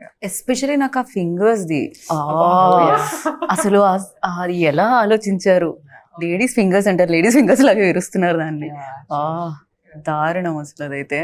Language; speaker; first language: Telugu; native; Telugu